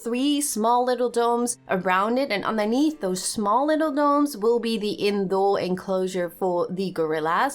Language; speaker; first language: English; non-native, fluent; Dutch